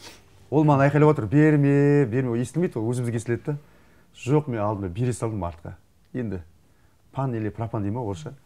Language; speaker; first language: Kazakh; native; Kazakh